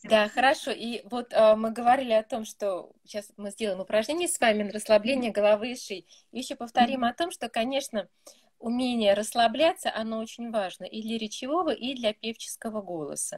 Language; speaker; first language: Russian; native; Russian